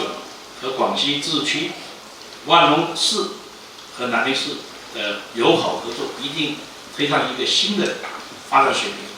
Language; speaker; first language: Chinese; native; Chinese